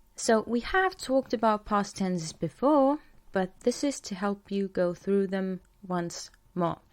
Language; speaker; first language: English; non-native, fluent; Estonian